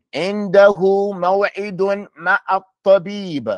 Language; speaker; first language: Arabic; non-native, fluent; English